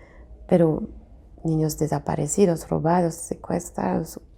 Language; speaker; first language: Spanish; non-native, fluent; French